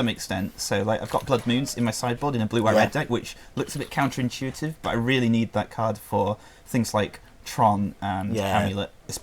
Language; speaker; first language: English; native; English